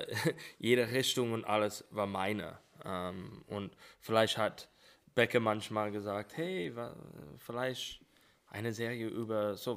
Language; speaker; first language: German; non-native, fluent; English